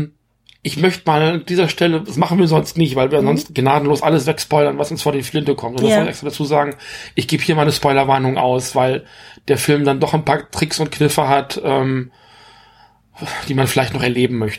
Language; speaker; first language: German; native; German